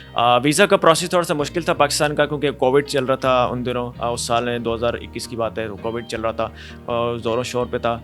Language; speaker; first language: Urdu; non-native, local second language; Punjabi